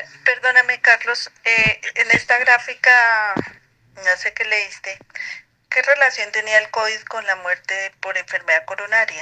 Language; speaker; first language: Spanish; native; Spanish